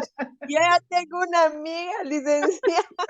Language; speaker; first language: Spanish; native; Spanish